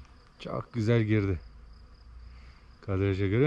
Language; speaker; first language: Turkish; native; Turkish